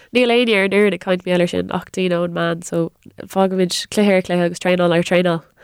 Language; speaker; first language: Irish; non-native, local second language; English